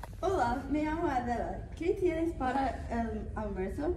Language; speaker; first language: Spanish; non-native, learner; English